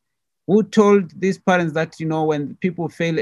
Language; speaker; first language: English; non-native, local second language; Tswana